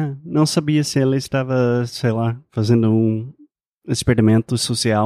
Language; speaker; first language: Portuguese; non-native, fluent; English